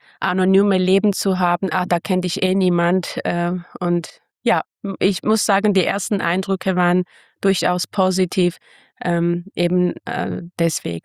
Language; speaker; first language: German; non-native, fluent; Armenian